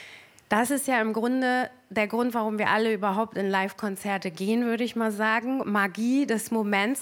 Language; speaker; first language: German; native; German